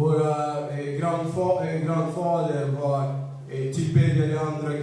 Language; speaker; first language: Swedish; non-native, fluent; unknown